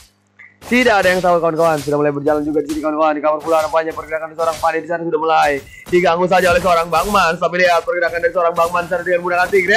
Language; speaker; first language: Indonesian; native; Indonesian